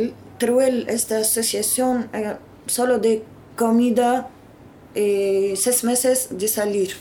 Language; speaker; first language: Spanish; non-native, learner; Arabic